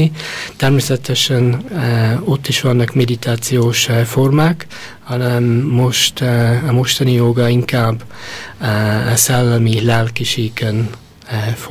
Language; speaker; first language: Hungarian; early bilingual, heritage; Hungarian